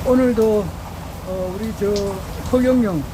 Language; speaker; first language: Korean; native; Korean